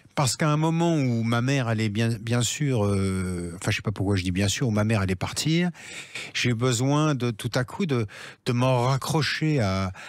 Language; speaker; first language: French; native; French